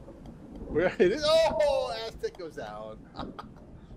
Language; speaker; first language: English; native; English